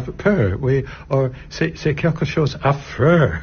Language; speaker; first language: French; non-native, learner; English